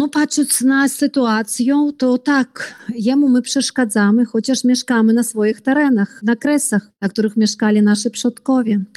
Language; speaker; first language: Polish; early bilingual, heritage; Polish